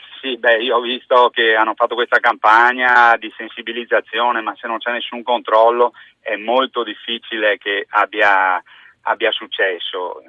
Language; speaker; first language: Italian; native; Italian